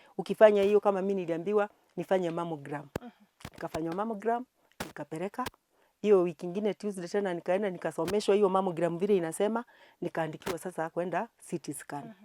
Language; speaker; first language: Swahili; non-native, local second language; Kikuyu